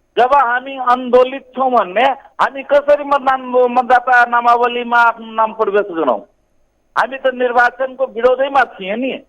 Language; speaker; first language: Nepali; non-native, local second language; Maithili